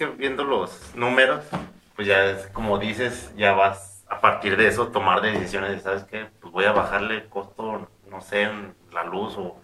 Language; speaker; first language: Spanish; native; Spanish